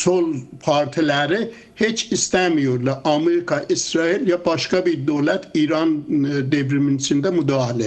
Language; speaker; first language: Turkish; non-native, fluent; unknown